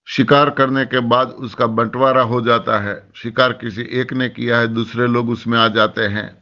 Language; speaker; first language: Hindi; non-native, local second language; Gujarati